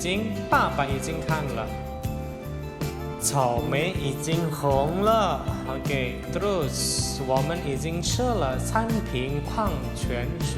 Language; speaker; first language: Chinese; non-native, fluent; Indonesian